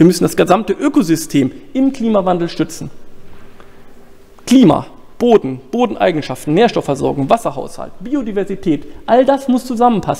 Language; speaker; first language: German; native; German